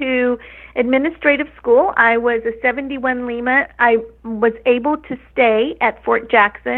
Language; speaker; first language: English; native; English